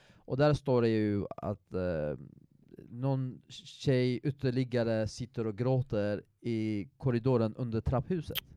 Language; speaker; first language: Swedish; non-native, fluent; Persian